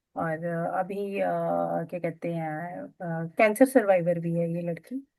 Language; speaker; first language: Hindi; native; Hindi